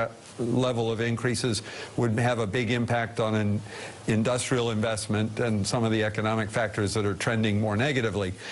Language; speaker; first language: English; native; English